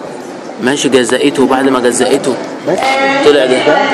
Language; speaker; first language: Arabic; native; Arabic